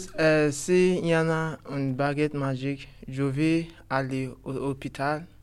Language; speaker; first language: French; non-native, learner; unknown